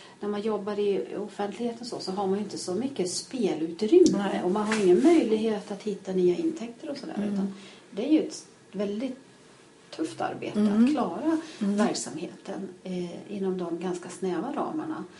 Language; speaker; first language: Swedish; early bilingual, other home language; Finnish